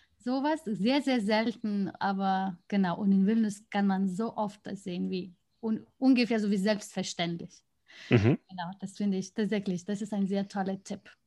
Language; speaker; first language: German; non-native, fluent; Lithuanian